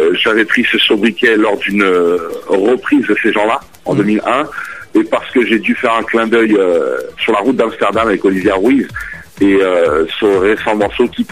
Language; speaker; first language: French; early bilingual, other home language; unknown